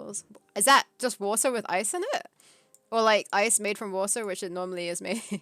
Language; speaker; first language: English; native; English